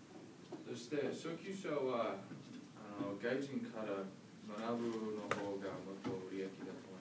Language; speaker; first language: Japanese; non-native, learner; English